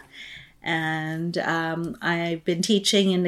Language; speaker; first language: English; non-native, local second language; Filipino